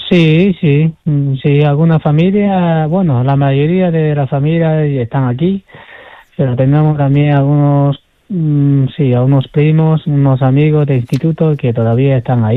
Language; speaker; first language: Spanish; non-native, fluent; Chinese